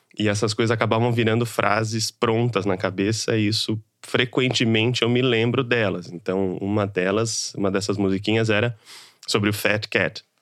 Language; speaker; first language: Portuguese; native; Portuguese